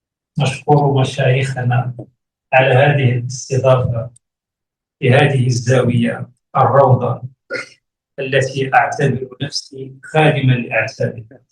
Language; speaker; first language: Arabic; native; Arabic